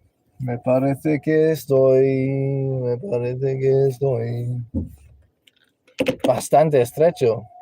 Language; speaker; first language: Spanish; non-native, learner; English